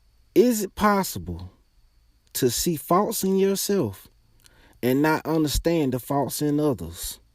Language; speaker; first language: English; native; English